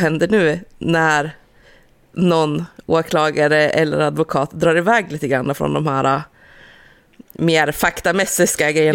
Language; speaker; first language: Swedish; native; Swedish